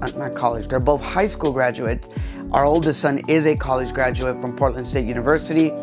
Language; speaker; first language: English; early bilingual, other home language; Spanish